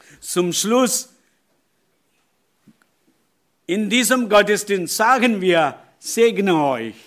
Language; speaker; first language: German; non-native, learner; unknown